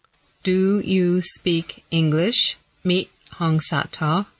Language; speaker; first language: English; non-native, fluent; Mon